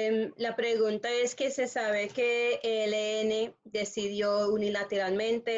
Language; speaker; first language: Spanish; non-native, fluent; English